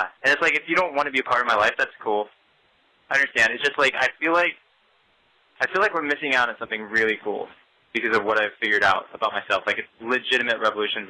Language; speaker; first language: English; native; English